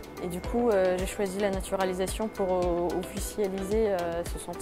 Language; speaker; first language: French; non-native, fluent; Persian